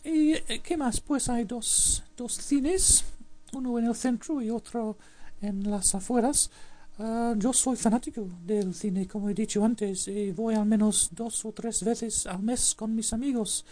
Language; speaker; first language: Spanish; non-native, fluent; English